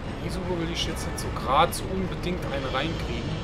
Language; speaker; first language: German; native; German